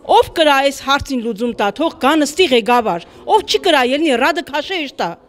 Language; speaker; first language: Armenian; native; Armenian